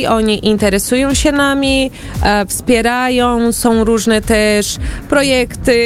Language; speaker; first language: Polish; early bilingual, heritage; Portuguese